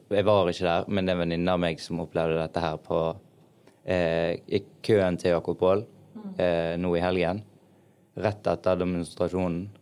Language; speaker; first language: Norwegian; early bilingual, other home language; Arabic